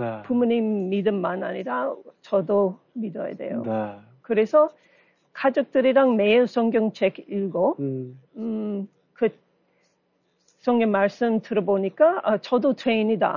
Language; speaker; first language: Korean; non-native, learner; English